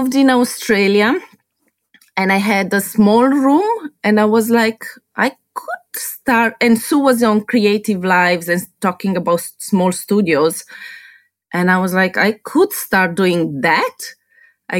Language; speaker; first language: English; non-native, fluent; Romanian